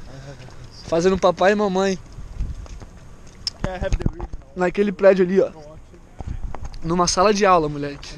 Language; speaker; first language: Portuguese; native; Portuguese